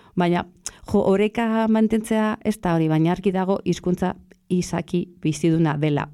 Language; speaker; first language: Basque; non-native, local second language; Spanish